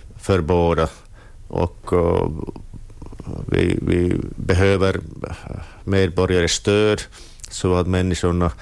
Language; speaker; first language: Swedish; non-native, local second language; Finnish